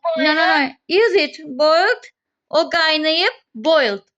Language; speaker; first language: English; non-native, learner; Azerbaijani